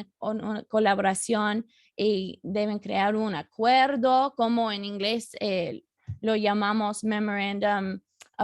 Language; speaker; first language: Spanish; non-native, fluent; English